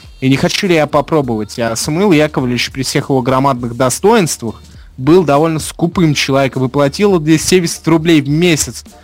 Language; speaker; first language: Russian; non-native, fluent; English